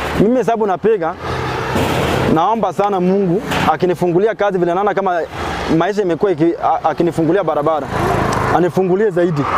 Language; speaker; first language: Swahili; non-native, local second language; Luo (Kenya and Tanzania)